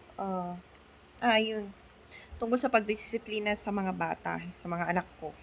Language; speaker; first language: Filipino; non-native, local second language; Iloko